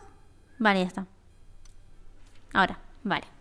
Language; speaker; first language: Spanish; native; Spanish